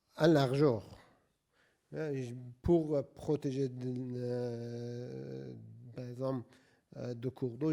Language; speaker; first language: French; non-native, learner; Persian